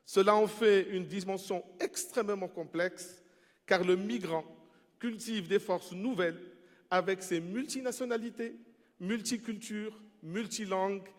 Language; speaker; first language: French; non-native, local second language; Arabic